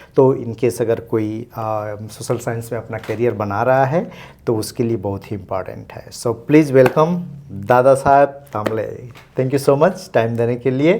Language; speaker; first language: Hindi; native; Hindi